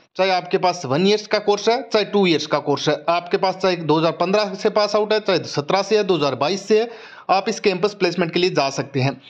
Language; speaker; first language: Hindi; native; Hindi